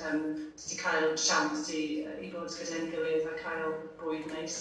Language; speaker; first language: Welsh; non-native, fluent; English